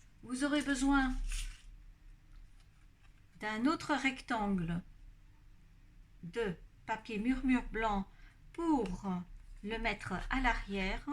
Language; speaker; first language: French; native; French